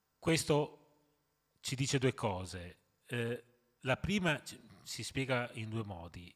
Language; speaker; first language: Italian; native; Italian